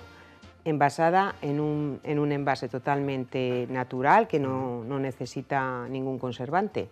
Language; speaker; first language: Spanish; native; Spanish